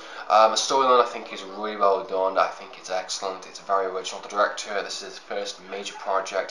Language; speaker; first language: English; native; English